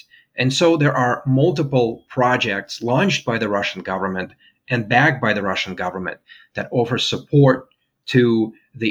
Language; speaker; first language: English; non-native, fluent; Russian